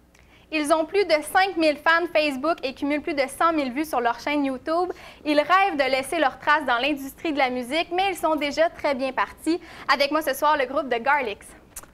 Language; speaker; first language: French; native; French